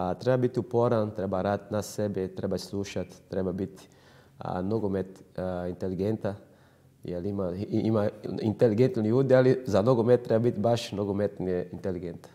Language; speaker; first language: Croatian; non-native, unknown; Portuguese